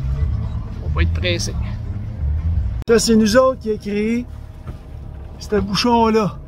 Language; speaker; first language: French; native; French